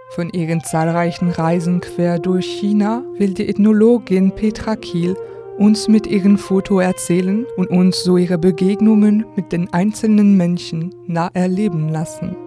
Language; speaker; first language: German; non-native, fluent; French